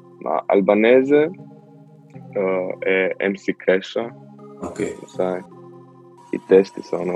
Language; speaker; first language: Italian; non-native, learner; Albanian